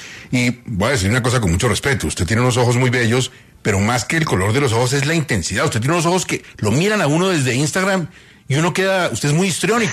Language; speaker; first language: Spanish; native; Spanish